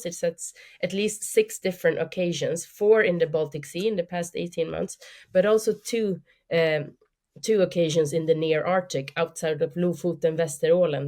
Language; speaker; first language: English; non-native, fluent; Swedish